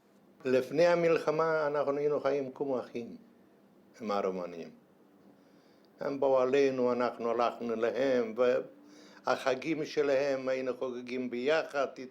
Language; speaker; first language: Hebrew; non-native, fluent; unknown